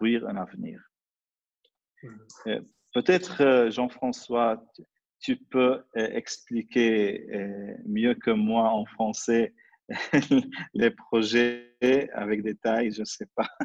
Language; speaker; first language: French; non-native, fluent; Arabic